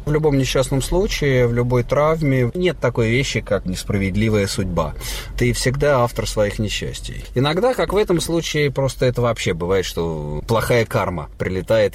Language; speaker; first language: Russian; native; Russian